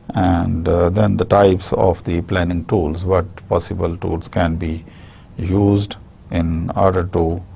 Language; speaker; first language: English; non-native, local second language; Urdu